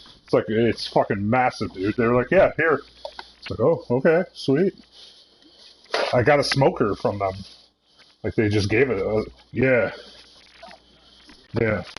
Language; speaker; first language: English; native; English